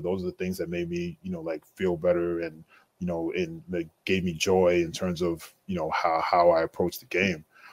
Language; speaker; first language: English; native; English